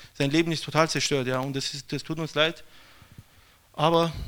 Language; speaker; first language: German; non-native, fluent; Persian